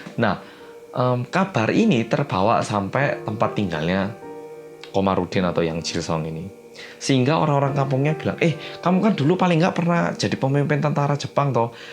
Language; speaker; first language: Indonesian; early bilingual, other home language; Korean